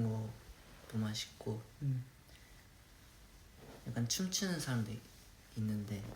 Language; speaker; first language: Korean; non-native, fluent; Japanese